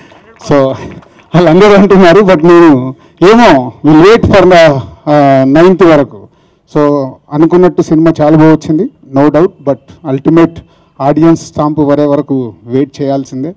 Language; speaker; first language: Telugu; native; Telugu